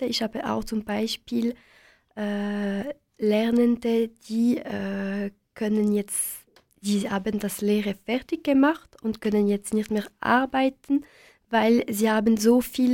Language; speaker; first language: German; non-native, local second language; French